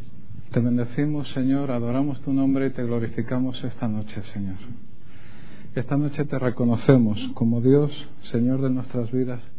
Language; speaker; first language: Spanish; native; Spanish